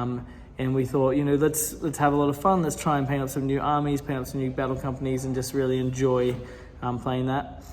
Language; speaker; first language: English; native; English